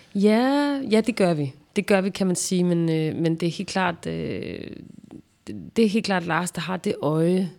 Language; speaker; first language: Danish; native; Danish